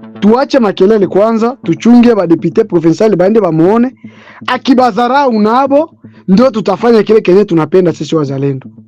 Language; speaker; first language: Swahili; native; Swahili